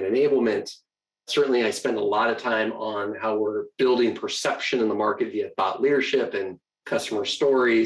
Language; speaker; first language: English; native; English